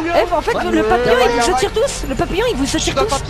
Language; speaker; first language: French; native; French